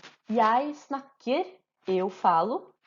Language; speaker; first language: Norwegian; non-native, fluent; Portuguese